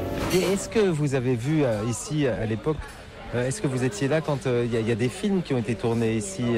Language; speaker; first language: French; native; French